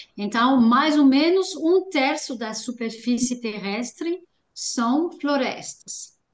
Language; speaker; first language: Portuguese; non-native, fluent; French